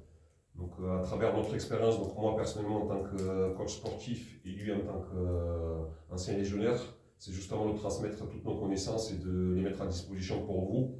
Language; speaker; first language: French; native; French